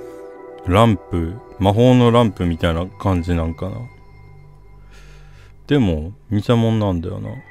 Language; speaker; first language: Japanese; native; Japanese